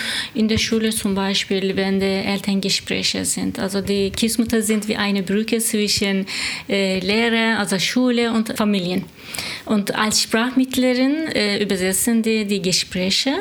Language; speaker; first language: German; non-native, learner; Turkish